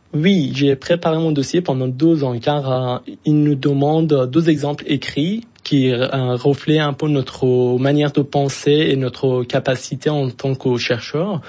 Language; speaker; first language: French; non-native, fluent; Persian